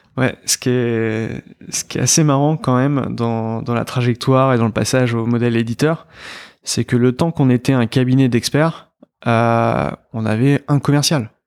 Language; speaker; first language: French; native; French